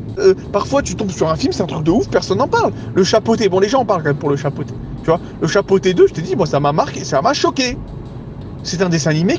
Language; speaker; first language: French; native; French